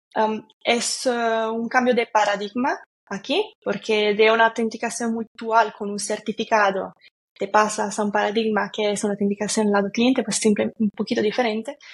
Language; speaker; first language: Spanish; non-native, fluent; Italian